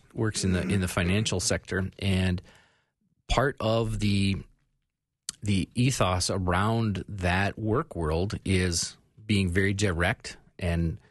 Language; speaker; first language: English; native; English